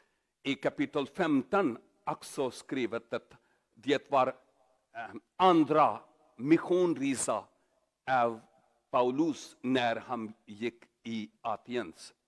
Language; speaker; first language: Swedish; non-native, learner; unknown